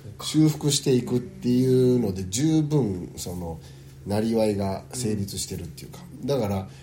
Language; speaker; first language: Japanese; early bilingual, heritage; Japanese